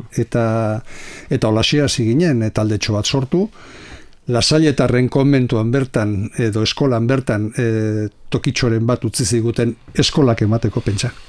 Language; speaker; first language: Basque; non-native, local second language; Spanish